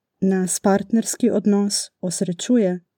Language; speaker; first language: Slovenian; native; Slovenian